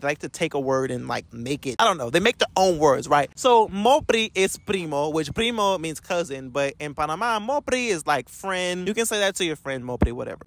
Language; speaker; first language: English; native; English